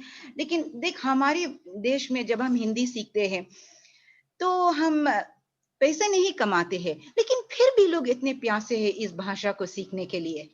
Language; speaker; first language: Hindi; non-native, fluent; English